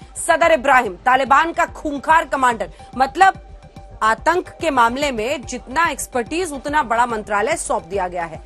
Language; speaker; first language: Hindi; native; Hindi